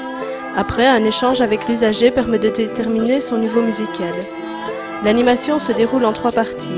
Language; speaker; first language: French; native; French